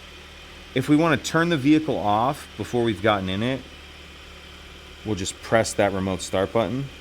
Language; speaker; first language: English; native; English